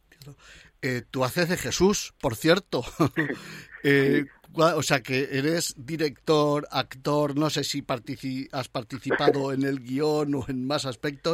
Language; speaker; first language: Spanish; native; Spanish